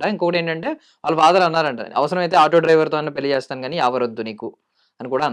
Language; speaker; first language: Telugu; native; Telugu